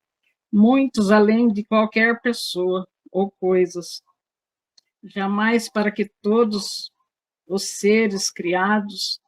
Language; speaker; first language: Portuguese; native; Portuguese